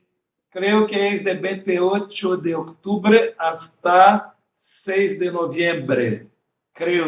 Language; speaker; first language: Spanish; non-native, learner; Portuguese